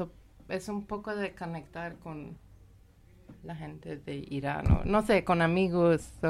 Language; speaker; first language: Spanish; non-native, learner; Persian